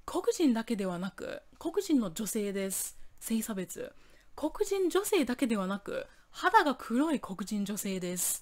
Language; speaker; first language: Japanese; non-native, fluent; English